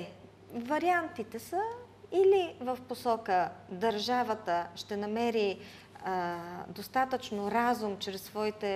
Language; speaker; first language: Bulgarian; native; Bulgarian